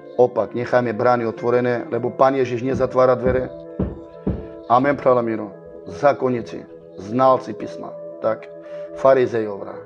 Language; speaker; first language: Slovak; non-native, local second language; Romany